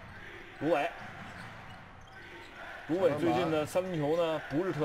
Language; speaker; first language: Chinese; native; Chinese